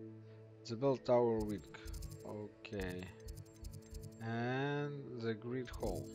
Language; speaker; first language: English; non-native, learner; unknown